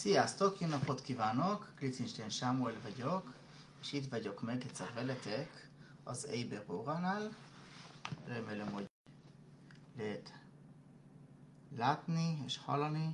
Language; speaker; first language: Hungarian; non-native, fluent; Hebrew